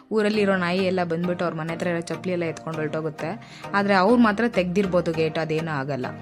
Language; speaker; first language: Kannada; non-native, local second language; Telugu